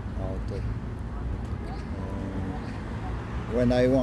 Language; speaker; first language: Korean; non-native, learner; French